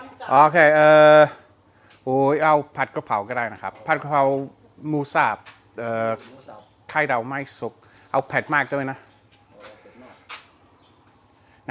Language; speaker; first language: Thai; non-native, learner; English